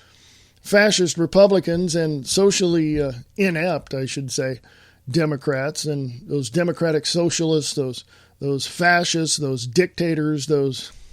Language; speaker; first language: English; native; English